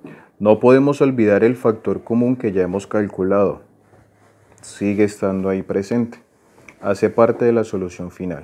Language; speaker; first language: Spanish; native; Spanish